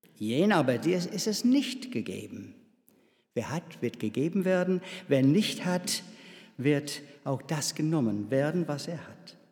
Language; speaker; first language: German; non-native, fluent; English